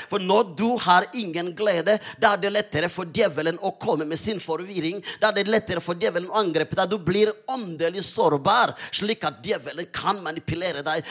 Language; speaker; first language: Norwegian; non-native, fluent; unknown